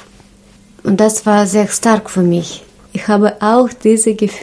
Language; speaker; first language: German; non-native, learner; Russian